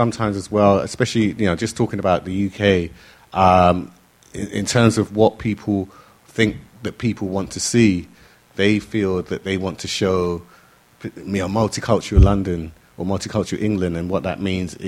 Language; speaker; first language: English; native; English